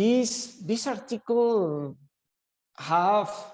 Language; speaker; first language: English; non-native, learner; Spanish